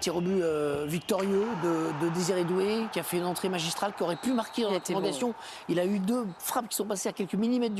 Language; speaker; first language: French; native; French